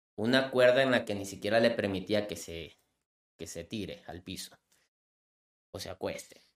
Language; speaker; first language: Spanish; native; Spanish